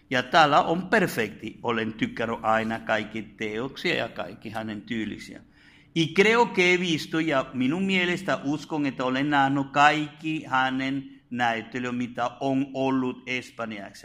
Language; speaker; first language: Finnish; non-native, fluent; Spanish